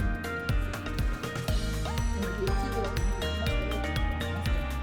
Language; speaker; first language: Japanese; native; Japanese